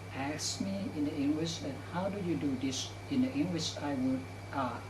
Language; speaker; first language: English; non-native, learner; Thai